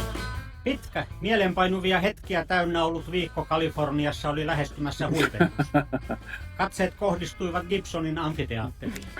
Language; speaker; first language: Finnish; native; Finnish